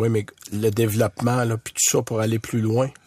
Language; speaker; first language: French; native; French